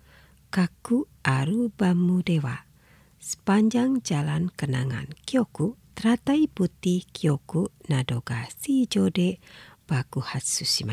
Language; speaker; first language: Japanese; non-native, fluent; Indonesian